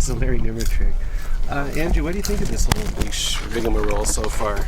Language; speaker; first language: English; native; English